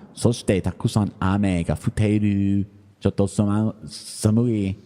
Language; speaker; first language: Japanese; non-native, learner; English